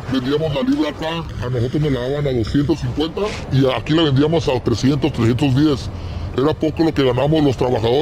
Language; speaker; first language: Spanish; native; Spanish